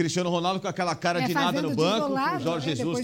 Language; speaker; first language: Portuguese; native; Portuguese